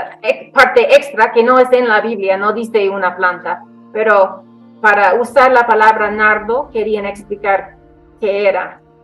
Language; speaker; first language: Spanish; non-native, fluent; English